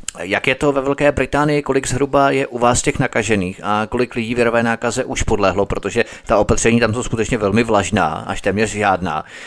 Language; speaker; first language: Czech; native; Czech